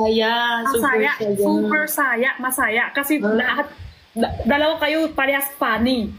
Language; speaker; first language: Filipino; non-native, learner; Chinese